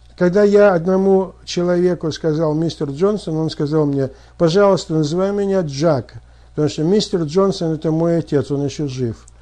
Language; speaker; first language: Russian; native; Russian